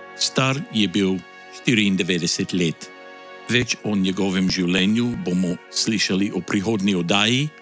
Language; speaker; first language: Slovenian; early bilingual, heritage; Slovenian